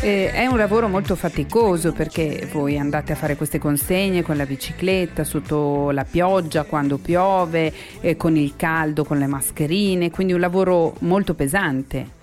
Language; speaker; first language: Italian; native; Italian